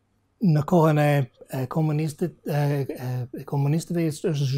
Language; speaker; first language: Albanian; non-native, fluent; English